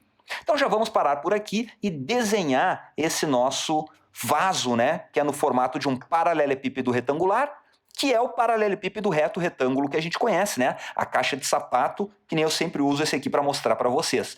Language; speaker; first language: Portuguese; native; Portuguese